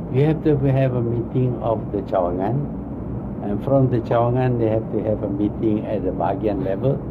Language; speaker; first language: English; non-native, local second language; Malay